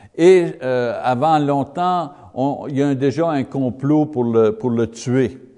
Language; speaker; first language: French; non-native, learner; English